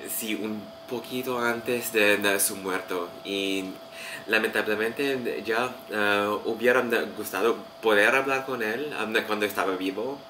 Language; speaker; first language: Spanish; non-native, learner; Filipino